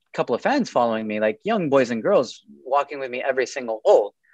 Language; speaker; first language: English; early bilingual, other home language; Arabic